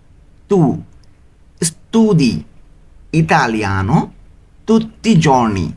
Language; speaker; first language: Italian; non-native, learner; Bangla